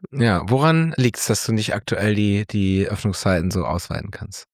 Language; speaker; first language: German; native; German